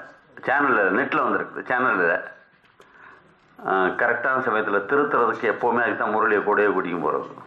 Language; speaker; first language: Tamil; native; Tamil